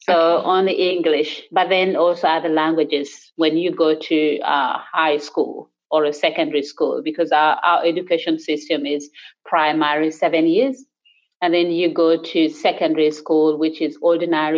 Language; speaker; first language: English; non-native, local second language; Acoli